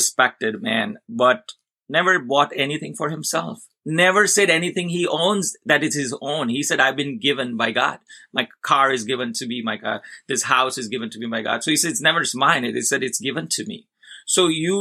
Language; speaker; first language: English; non-native, local second language; Gujarati